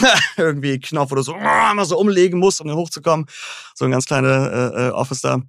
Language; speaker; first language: German; native; German